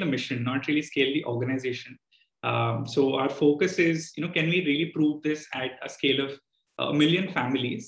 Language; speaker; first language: English; non-native, local second language; Telugu